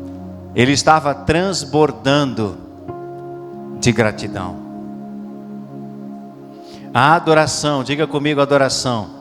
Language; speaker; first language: Portuguese; native; Portuguese